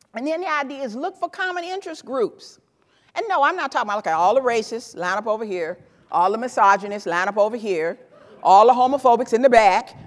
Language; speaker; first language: English; native; English